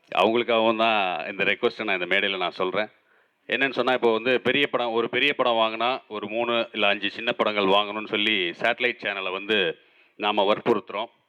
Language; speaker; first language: Tamil; native; Tamil